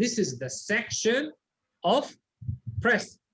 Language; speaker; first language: English; non-native, learner; Arabic